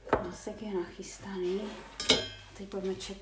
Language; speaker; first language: Czech; native; Czech